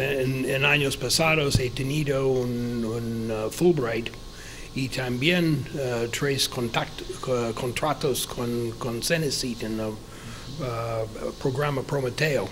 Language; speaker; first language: Spanish; non-native, fluent; English